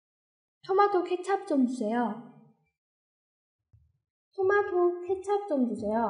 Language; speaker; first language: Korean; non-native, fluent; Chinese